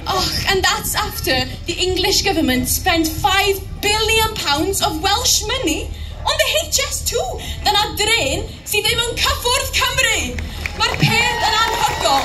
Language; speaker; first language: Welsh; non-native, local second language; English